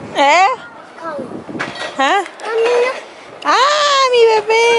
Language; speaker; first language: Spanish; early bilingual, heritage; Spanish